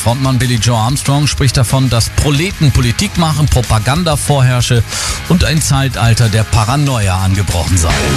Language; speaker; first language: German; native; German